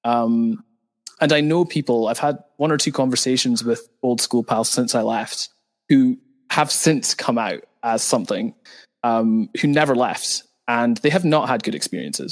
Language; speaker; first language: English; native; English